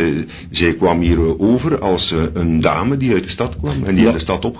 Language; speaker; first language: Dutch; native; Dutch